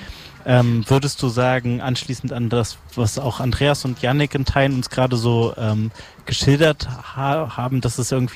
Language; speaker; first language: German; native; German